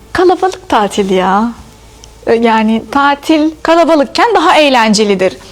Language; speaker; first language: Turkish; non-native, fluent; Arabic